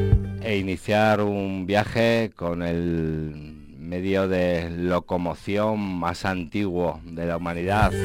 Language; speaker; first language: Spanish; native; Spanish